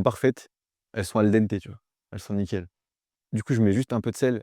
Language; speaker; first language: French; native; French